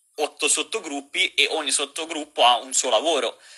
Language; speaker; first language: Italian; native; Italian